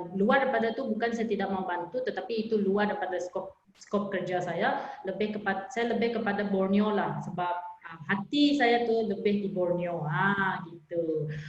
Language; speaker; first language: Malay; non-native, local second language; Iban